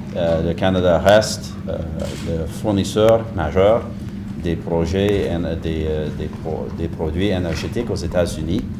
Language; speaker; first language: French; non-native, fluent; English